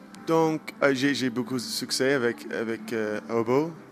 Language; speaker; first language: French; non-native, learner; English